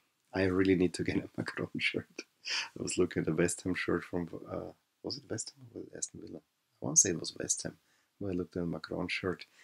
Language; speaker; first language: English; non-native, fluent; German